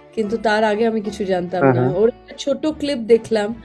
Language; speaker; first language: Bangla; non-native, local second language; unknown